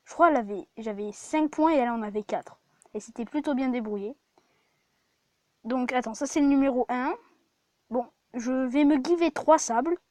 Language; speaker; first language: French; native; French